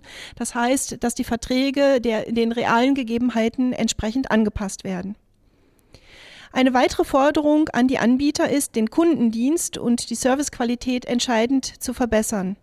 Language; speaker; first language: German; native; German